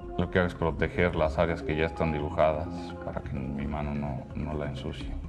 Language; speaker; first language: Spanish; native; Spanish